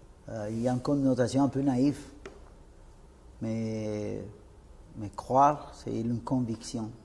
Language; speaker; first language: French; non-native, fluent; Spanish